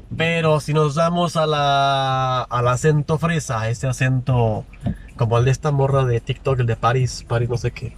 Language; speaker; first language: Spanish; native; Spanish